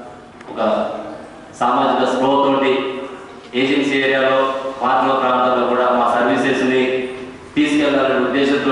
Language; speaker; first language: Telugu; native; Telugu